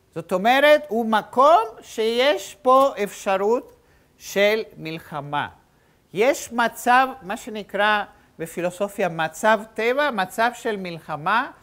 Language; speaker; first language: Hebrew; native; Hebrew